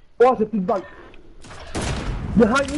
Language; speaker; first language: English; non-native, local second language; Arabic